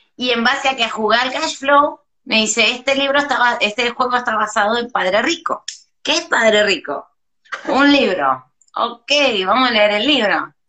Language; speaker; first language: Spanish; native; Spanish